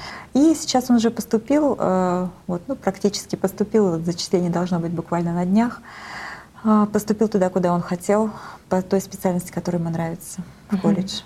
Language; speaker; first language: Russian; native; Russian